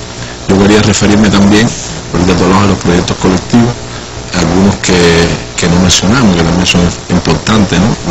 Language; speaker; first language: Spanish; native; Spanish